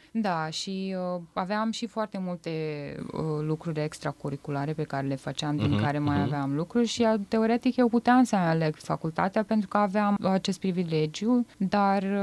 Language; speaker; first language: Romanian; non-native, fluent; Bosnian